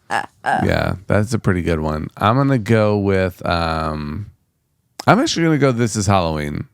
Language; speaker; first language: English; native; English